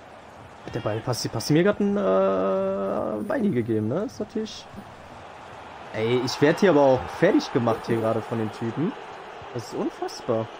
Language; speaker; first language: German; native; German